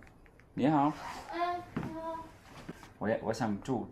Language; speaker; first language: Chinese; non-native, learner; English